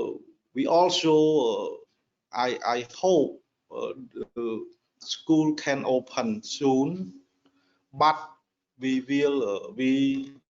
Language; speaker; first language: English; non-native, learner; Khmer